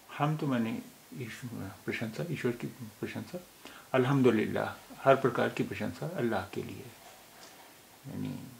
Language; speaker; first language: Hindi; native; Hindi